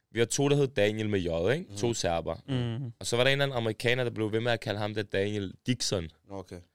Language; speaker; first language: Danish; early bilingual, other home language; Serbian